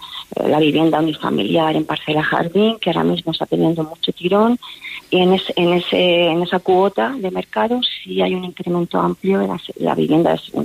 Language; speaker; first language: Spanish; native; Spanish